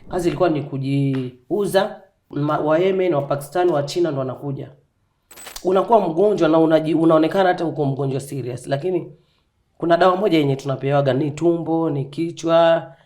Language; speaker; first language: Swahili; non-native, local second language; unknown